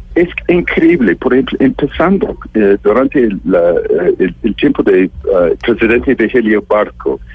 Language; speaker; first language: Spanish; non-native, fluent; English